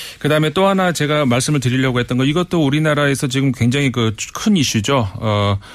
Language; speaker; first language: Korean; native; Korean